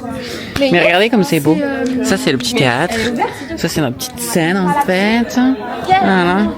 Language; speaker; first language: French; native; French